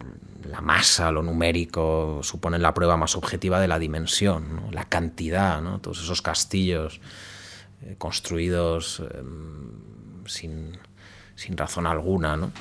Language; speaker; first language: Spanish; native; Spanish